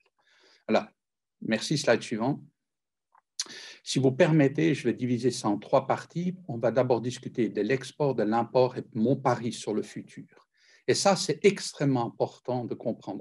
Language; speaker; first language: French; native; French